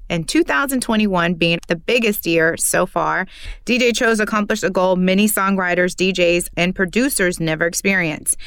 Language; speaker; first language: English; native; English